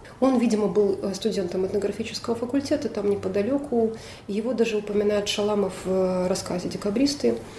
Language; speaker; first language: Russian; native; Russian